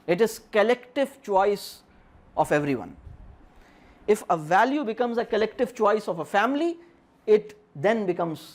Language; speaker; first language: English; non-native, local second language; Urdu